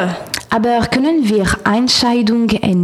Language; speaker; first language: German; non-native, learner; French